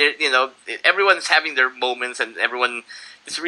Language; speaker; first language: English; non-native, local second language; Filipino